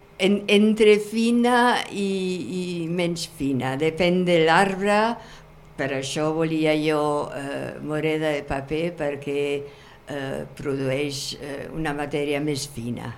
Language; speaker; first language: Catalan; non-native, fluent; German